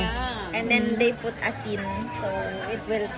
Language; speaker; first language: English; non-native, fluent; Filipino